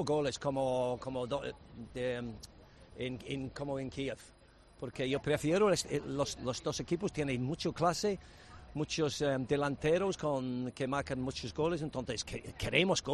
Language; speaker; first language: Spanish; non-native, learner; English